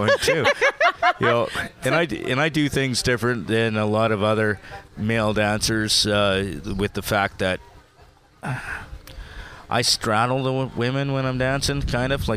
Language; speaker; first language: English; native; English